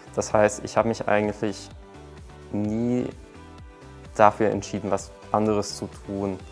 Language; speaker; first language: German; early bilingual, other home language; Hungarian